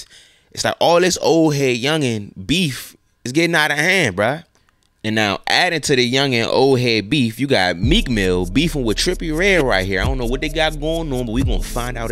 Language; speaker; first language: English; native; English